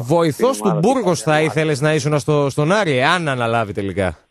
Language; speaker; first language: Greek; native; Greek